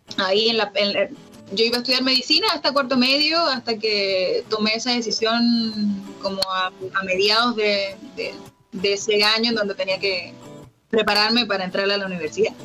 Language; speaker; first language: Spanish; native; Spanish